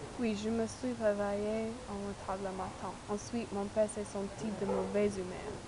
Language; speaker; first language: French; non-native, learner; English